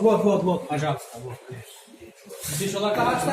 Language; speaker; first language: Russian; non-native, local second language; Tajik